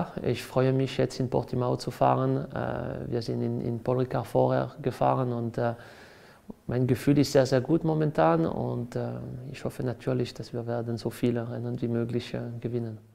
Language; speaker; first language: German; non-native, fluent; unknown